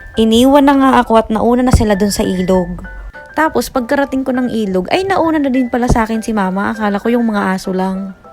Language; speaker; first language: Filipino; non-native, local second language; Bikol